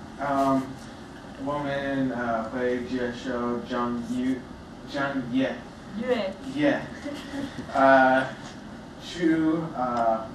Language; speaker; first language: Chinese; non-native, learner; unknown